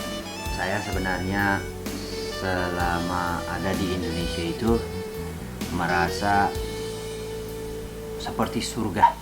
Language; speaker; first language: Indonesian; non-native, fluent; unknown